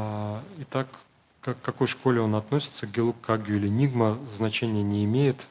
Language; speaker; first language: Russian; native; Russian